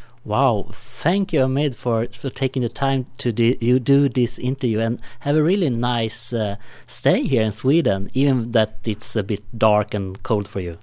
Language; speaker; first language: English; non-native, fluent; Swedish